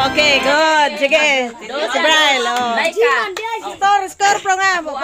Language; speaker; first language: Cebuano; native; Cebuano